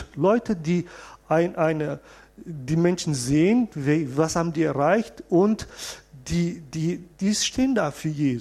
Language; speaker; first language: German; non-native, fluent; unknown